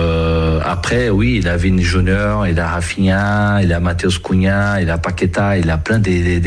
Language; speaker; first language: French; non-native, fluent; Portuguese